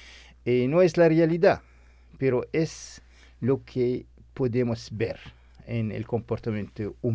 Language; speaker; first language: Spanish; non-native, fluent; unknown